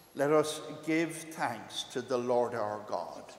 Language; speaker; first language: English; native; English